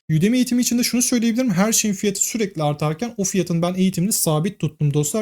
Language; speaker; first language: Turkish; native; Turkish